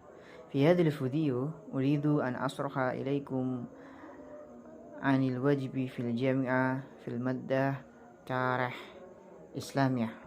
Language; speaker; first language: Arabic; non-native, learner; Indonesian